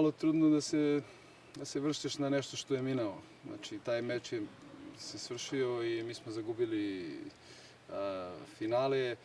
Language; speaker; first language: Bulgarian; non-native, learner; Serbian